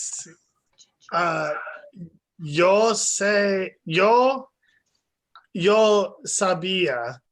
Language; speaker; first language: Spanish; non-native, learner; English